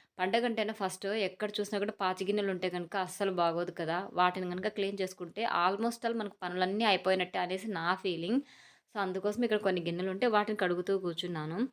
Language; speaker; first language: Telugu; native; Telugu